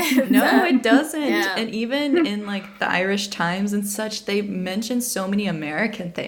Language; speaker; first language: English; native; English